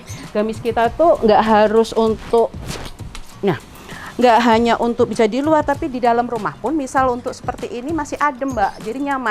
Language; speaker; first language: Indonesian; native; Indonesian